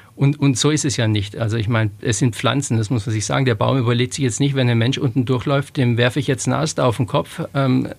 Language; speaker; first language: German; native; German